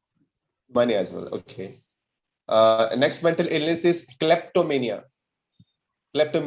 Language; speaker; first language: English; non-native, fluent; Hindi